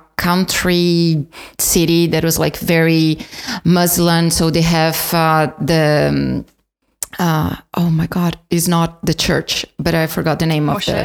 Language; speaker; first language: English; non-native, fluent; Portuguese